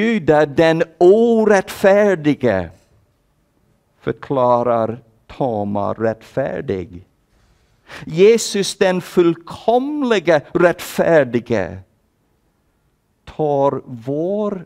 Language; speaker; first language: Swedish; non-native, fluent; English